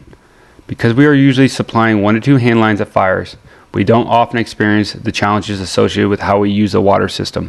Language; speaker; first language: English; native; English